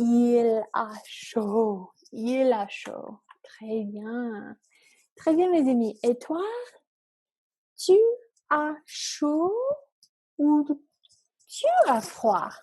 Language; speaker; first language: French; non-native, fluent; English